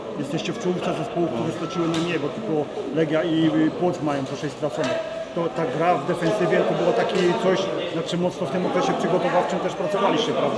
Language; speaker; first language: Polish; native; Polish